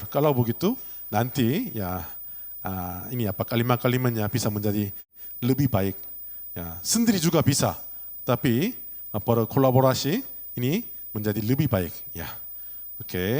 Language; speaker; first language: Indonesian; non-native, learner; Korean